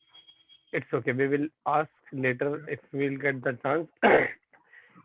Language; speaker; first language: English; non-native, fluent; Hindi